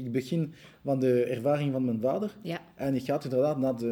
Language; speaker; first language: Dutch; non-native, local second language; French